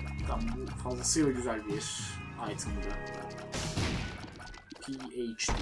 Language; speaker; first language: Turkish; native; Turkish